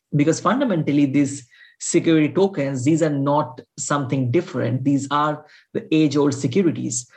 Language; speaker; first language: English; non-native, local second language; Bangla